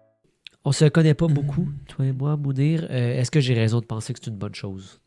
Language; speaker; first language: French; native; French